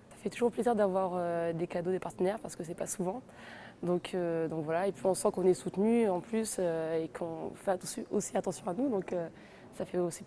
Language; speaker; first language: French; native; French